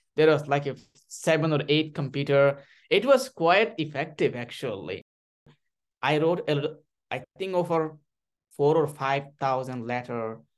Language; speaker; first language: English; non-native, learner; Rohingya